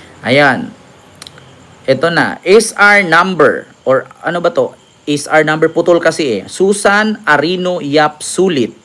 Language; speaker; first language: Filipino; native; Filipino